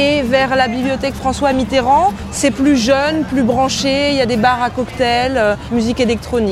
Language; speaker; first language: French; native; French